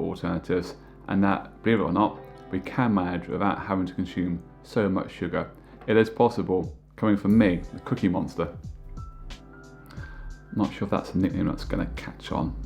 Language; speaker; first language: English; native; English